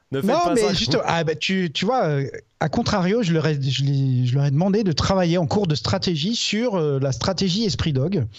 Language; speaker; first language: French; native; French